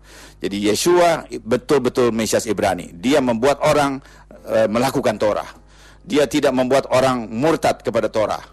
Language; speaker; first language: Indonesian; native; Indonesian